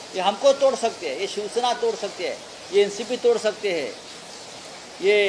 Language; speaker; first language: Hindi; non-native, local second language; Marathi